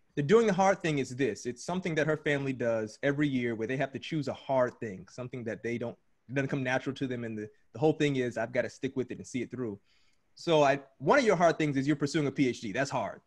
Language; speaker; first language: English; native; English